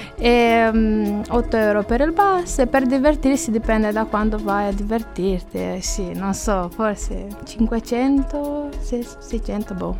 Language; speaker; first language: Italian; non-native, fluent; Romanian